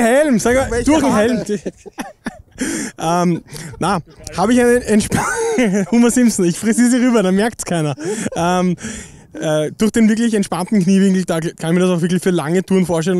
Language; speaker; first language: German; native; German